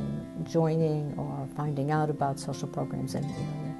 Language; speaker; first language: English; native; English